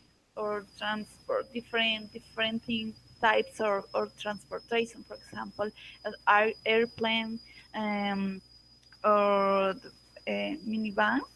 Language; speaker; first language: English; non-native, learner; Spanish